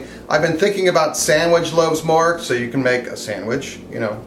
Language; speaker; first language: English; native; English